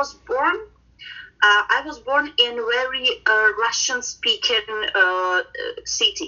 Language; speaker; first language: English; non-native, fluent; Ukrainian